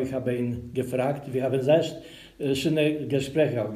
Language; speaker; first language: German; non-native, learner; Polish